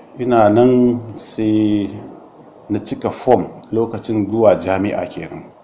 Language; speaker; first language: Hausa; native; Hausa